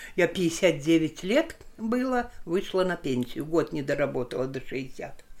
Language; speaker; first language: Russian; non-native, local second language; Lithuanian